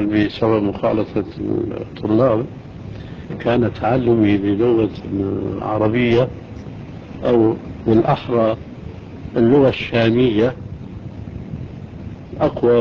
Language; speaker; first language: Arabic; early bilingual, other home language; Albanian